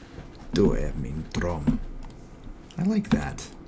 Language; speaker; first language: Swedish; non-native, learner; English